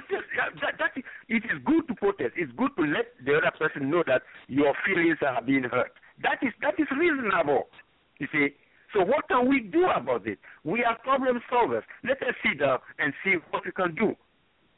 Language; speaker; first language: English; non-native, fluent; French